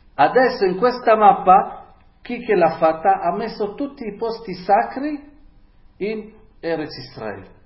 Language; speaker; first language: Italian; non-native, fluent; Hebrew